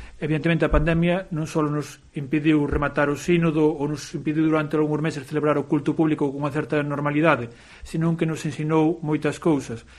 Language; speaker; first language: Galician; native; Galician